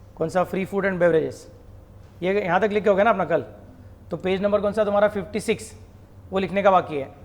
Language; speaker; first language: Hindi; non-native, local second language; Marathi